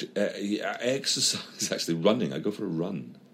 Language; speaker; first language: English; native; English